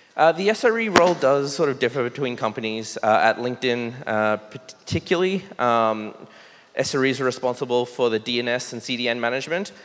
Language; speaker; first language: English; native; English